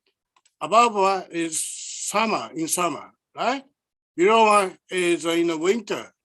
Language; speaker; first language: English; non-native, learner; Japanese